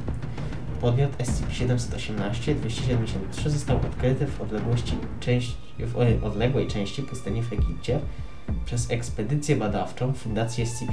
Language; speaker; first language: Polish; native; Polish